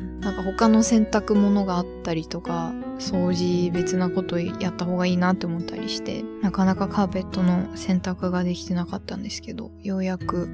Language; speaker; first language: Japanese; native; Japanese